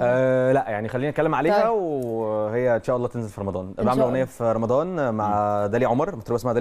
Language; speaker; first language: Arabic; native; Arabic